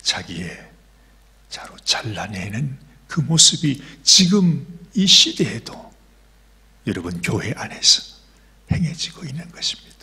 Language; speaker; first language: Korean; native; Korean